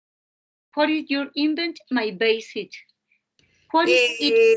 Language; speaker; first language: English; non-native, fluent; Spanish